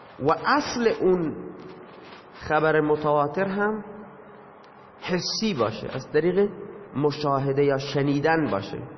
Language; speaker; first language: Persian; non-native, local second language; Baluchi